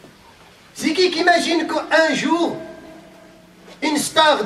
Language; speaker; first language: French; non-native, fluent; Arabic